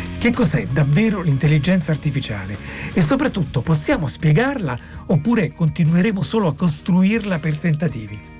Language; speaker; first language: Italian; native; Italian